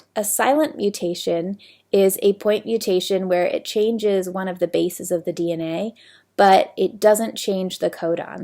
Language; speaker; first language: English; native; English